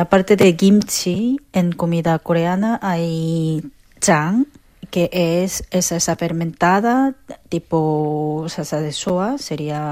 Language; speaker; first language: Spanish; non-native, fluent; Korean